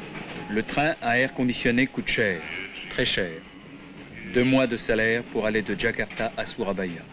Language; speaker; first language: French; native; French